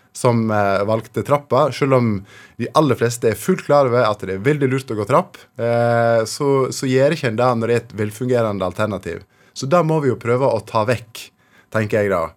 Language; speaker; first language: Norwegian; native; Norwegian